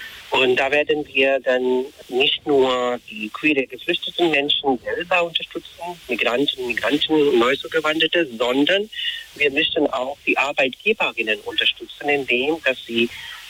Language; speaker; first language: German; non-native, fluent; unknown